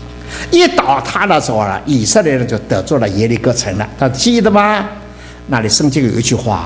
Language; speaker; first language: Chinese; native; Chinese